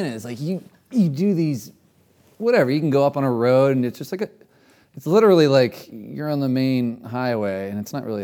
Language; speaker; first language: English; native; English